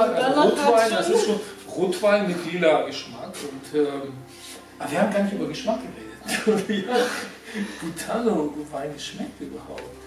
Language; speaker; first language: German; non-native, fluent; Georgian